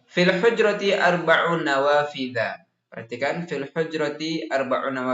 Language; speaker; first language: Arabic; non-native, fluent; Indonesian